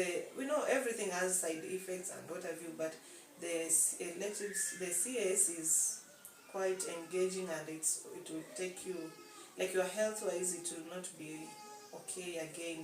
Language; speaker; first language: English; non-native, local second language; Swahili